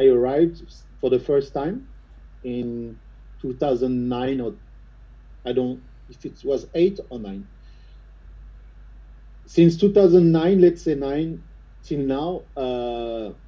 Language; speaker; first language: English; non-native, fluent; French